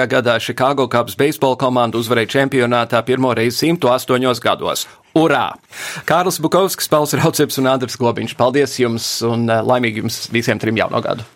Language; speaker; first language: Latvian; native; Latvian